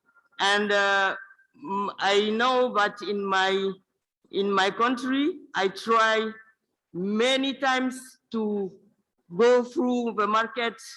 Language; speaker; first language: English; non-native, learner; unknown